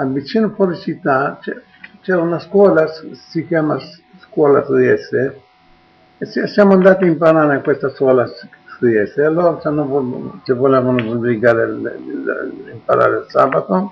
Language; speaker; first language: Italian; non-native, local second language; Arabic